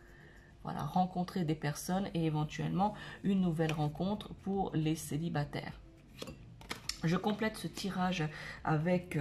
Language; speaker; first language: French; native; French